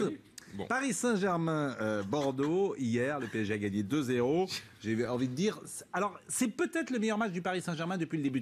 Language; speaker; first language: French; native; French